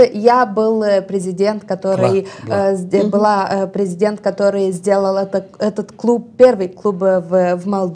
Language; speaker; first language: Russian; non-native, local second language; Romanian